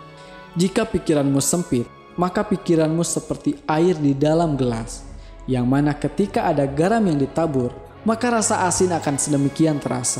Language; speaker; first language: Indonesian; native; Indonesian